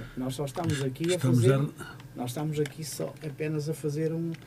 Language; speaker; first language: Portuguese; native; Portuguese